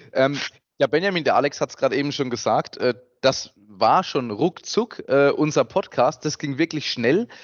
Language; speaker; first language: German; native; German